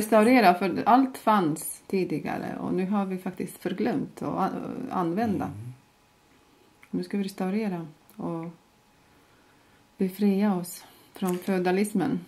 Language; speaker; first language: Swedish; non-native, fluent; Latvian